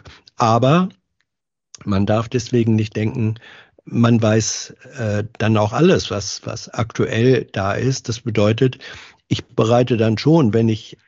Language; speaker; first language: German; native; German